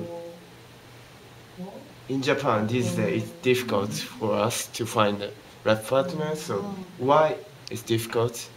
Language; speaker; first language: English; non-native, learner; Japanese